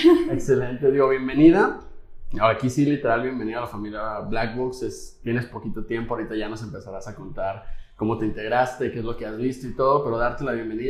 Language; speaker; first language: Spanish; native; Spanish